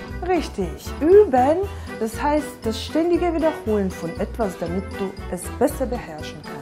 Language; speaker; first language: German; non-native, fluent; Russian